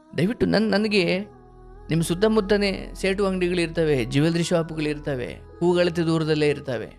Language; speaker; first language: Kannada; native; Kannada